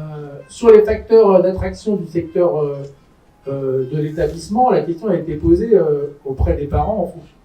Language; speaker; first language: French; native; French